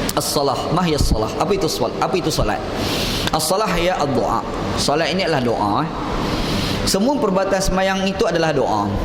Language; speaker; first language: Malay; native; Malay